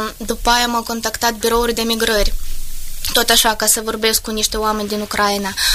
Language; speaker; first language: Romanian; non-native, fluent; Ukrainian